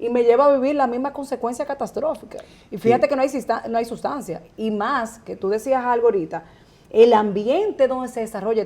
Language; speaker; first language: Spanish; native; Spanish